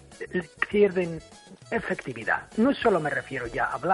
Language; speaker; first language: Spanish; non-native, fluent; English